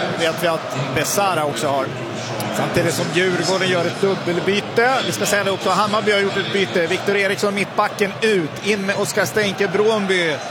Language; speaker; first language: Swedish; native; Swedish